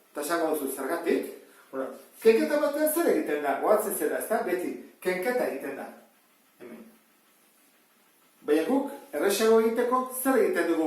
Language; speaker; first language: Basque; native; Basque